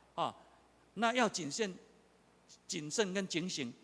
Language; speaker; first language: Chinese; non-native, local second language; Min Nan Chinese